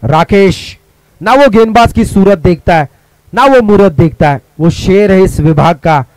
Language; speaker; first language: Hindi; non-native, local second language; Marathi